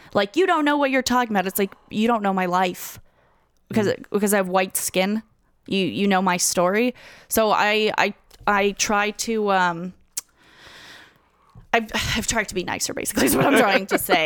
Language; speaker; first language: English; early bilingual, other home language; Russian